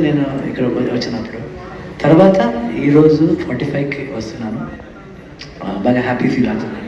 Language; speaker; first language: Telugu; non-native, learner; Kannada